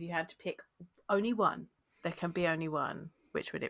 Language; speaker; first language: English; native; English